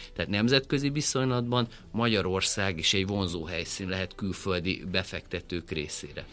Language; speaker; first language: Hungarian; native; Hungarian